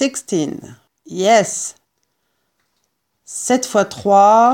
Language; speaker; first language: English; non-native, fluent; French